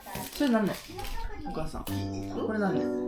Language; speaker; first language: Japanese; native; Japanese